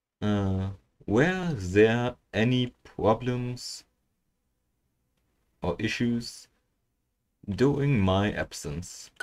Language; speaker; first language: English; non-native, fluent; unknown